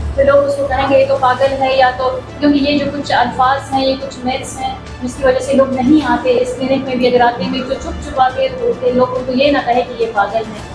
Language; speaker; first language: Urdu; non-native, local second language; Pashto